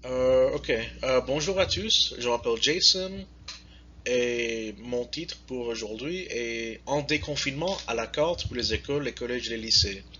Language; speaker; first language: French; non-native, learner; English